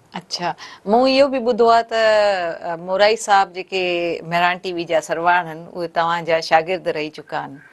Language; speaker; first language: Sindhi; native; Sindhi